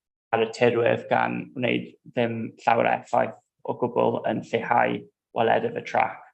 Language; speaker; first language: Welsh; non-native, local second language; English